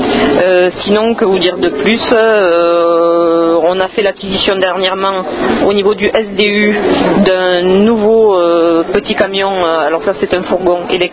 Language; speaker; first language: French; native; French